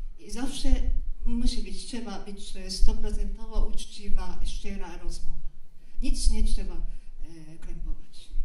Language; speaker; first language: Polish; non-native, fluent; Japanese